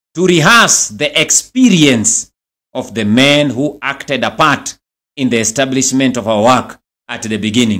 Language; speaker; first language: English; non-native, local second language; Swahili